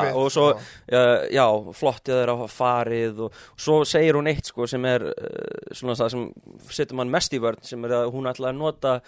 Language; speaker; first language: Icelandic; early bilingual, heritage; English